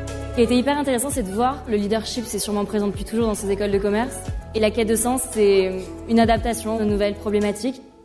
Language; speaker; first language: French; native; French